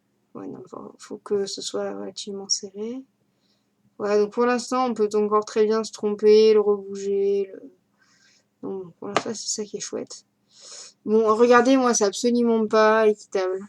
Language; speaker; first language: French; native; French